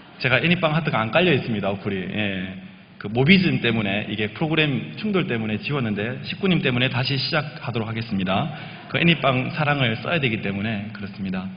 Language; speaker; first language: Korean; native; Korean